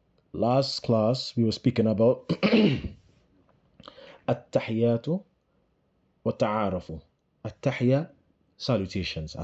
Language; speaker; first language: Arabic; non-native, fluent; English